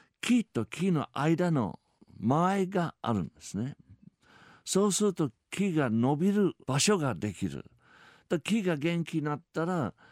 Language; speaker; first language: Japanese; non-native, fluent; English